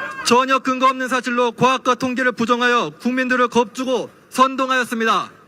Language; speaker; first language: Korean; native; Korean